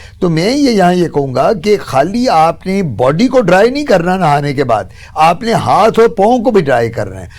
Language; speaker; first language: Urdu; non-native, local second language; Punjabi